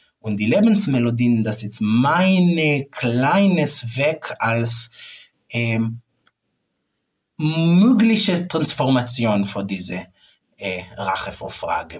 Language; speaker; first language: German; non-native, fluent; Hebrew